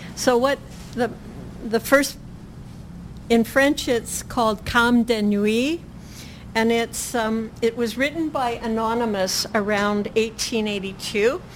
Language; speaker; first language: English; native; English